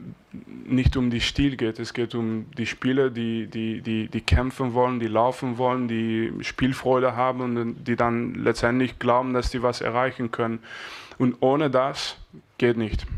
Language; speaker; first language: German; non-native, fluent; French